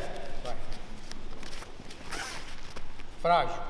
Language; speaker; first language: Portuguese; native; Portuguese